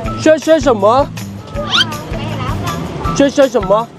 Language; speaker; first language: Chinese; non-native, learner; Thai